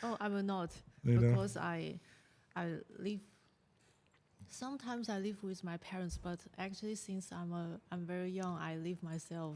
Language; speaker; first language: English; non-native, learner; Chinese